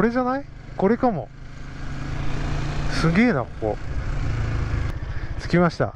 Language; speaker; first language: Japanese; native; Japanese